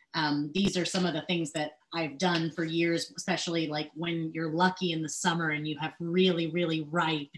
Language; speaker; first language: English; native; English